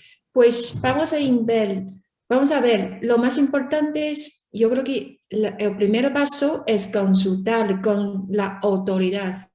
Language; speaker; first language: Spanish; non-native, learner; Chinese